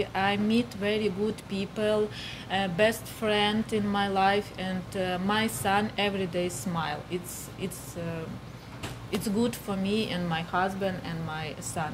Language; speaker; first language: English; non-native, learner; Ukrainian